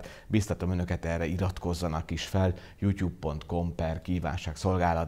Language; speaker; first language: Hungarian; native; Hungarian